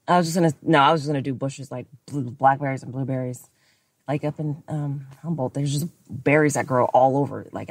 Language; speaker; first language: English; native; English